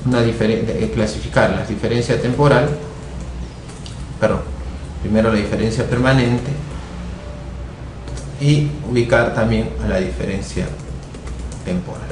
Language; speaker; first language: Spanish; native; Spanish